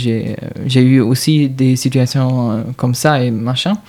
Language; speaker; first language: French; non-native, fluent; German